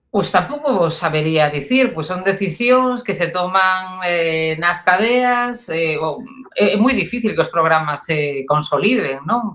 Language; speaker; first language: Galician; native; Galician